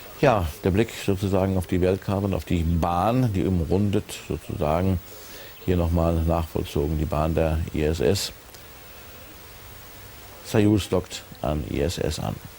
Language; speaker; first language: German; native; German